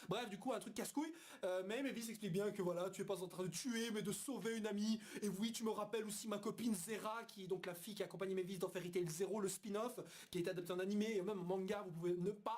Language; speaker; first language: French; native; French